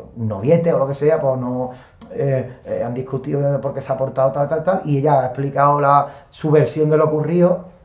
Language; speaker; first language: Spanish; native; Spanish